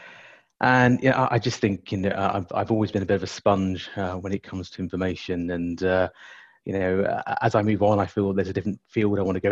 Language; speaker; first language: English; native; English